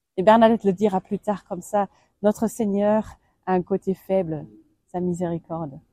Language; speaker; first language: French; non-native, fluent; German